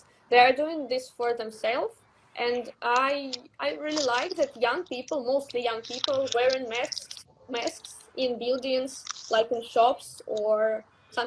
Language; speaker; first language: English; non-native, learner; Russian